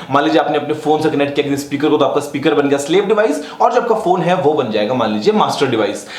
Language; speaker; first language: Hindi; native; Hindi